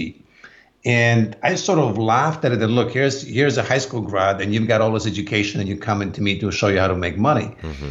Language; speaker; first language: English; non-native, fluent; Polish